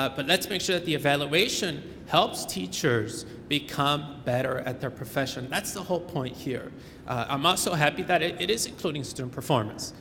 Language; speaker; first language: English; early bilingual, other home language; Spanish